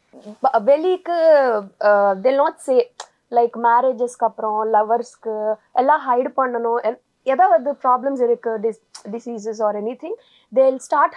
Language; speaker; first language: Tamil; non-native, learner; Telugu